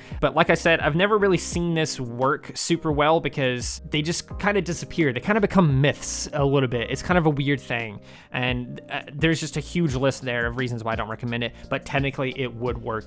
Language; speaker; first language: English; native; English